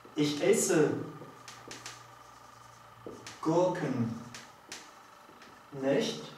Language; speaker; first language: German; non-native, learner; Polish